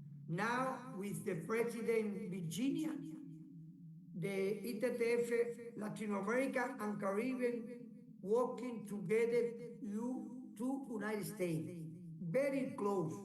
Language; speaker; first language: English; non-native, learner; Spanish